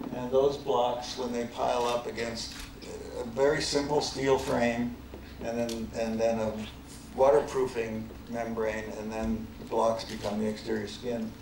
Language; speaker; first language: English; native; English